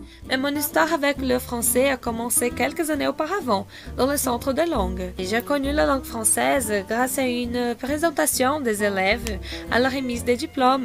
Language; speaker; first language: French; non-native, fluent; Portuguese